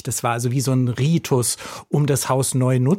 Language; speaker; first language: German; native; German